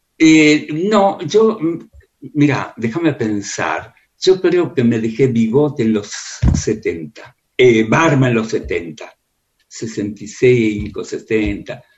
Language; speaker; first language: Spanish; early bilingual, other home language; Russian